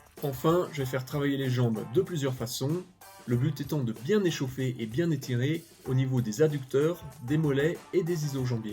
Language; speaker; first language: French; native; French